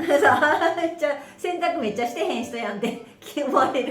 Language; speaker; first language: Japanese; native; Japanese